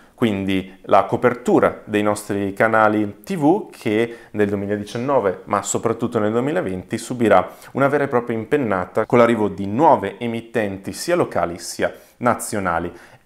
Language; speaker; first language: Italian; native; Italian